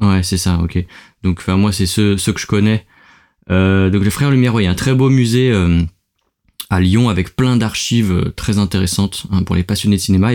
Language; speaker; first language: French; native; French